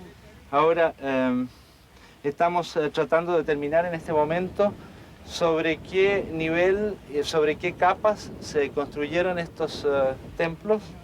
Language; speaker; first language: Spanish; native; Spanish